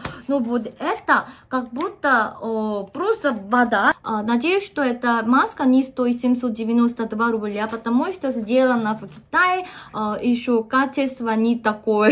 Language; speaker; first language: Russian; non-native, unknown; Korean